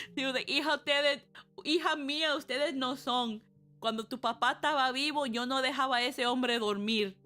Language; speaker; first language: Spanish; early bilingual, heritage; Spanish